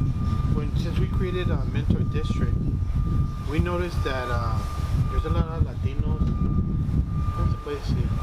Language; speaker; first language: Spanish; early bilingual, heritage; Spanish